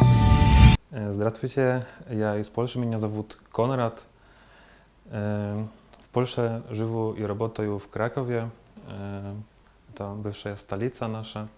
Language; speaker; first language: Russian; non-native, fluent; Polish